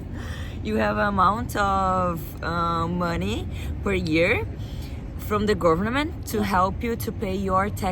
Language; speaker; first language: English; non-native, fluent; Portuguese